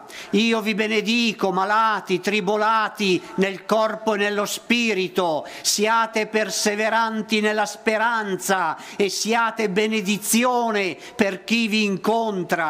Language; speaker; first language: Italian; native; Italian